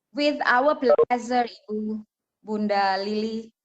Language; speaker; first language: English; non-native, fluent; Indonesian